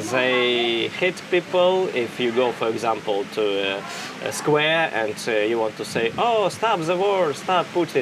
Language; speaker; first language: English; non-native, fluent; Russian